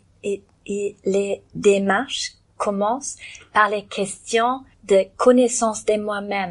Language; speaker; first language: French; non-native, learner; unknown